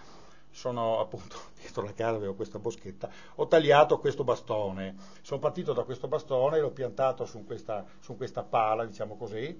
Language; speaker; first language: Italian; native; Italian